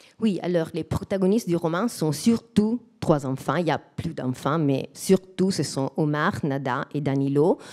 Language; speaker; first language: French; non-native, fluent; Italian